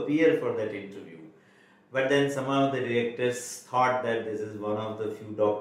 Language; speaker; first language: English; non-native, local second language; Marwari